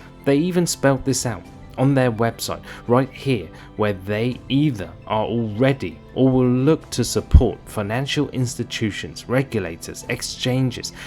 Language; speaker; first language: English; native; English